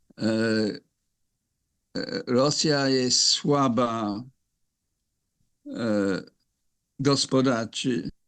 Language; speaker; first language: Polish; non-native, fluent; English